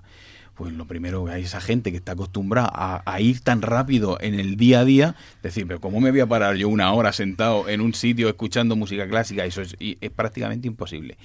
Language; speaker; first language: Spanish; native; Spanish